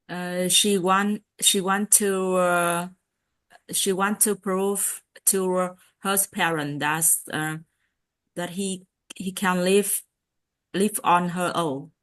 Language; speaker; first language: English; non-native, learner; Vietnamese